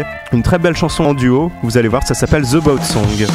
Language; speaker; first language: French; native; French